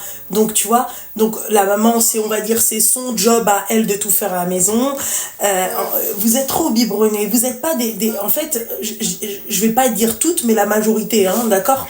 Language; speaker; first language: French; native; French